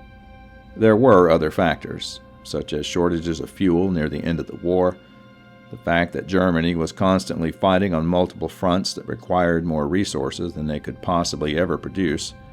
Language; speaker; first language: English; native; English